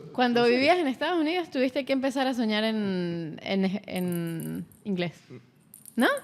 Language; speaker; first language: Spanish; native; Spanish